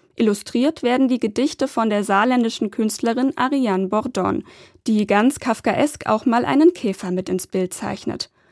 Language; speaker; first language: German; native; German